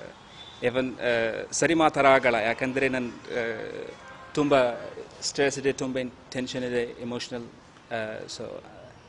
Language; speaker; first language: Kannada; non-native, learner; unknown